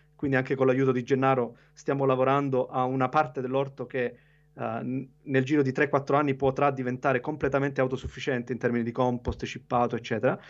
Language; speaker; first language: Italian; native; Italian